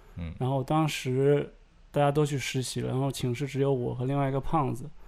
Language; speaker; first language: Chinese; native; Chinese